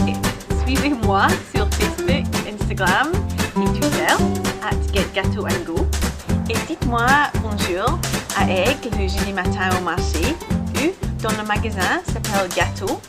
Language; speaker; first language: French; non-native, learner; English